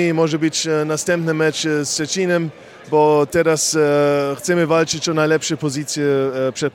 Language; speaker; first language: Polish; non-native, fluent; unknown